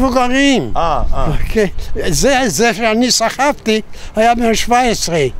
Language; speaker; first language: Hebrew; non-native, fluent; Yiddish